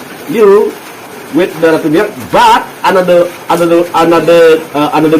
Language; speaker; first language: English; non-native, learner; Indonesian